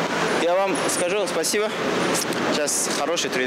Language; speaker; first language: Russian; non-native, learner; Kazakh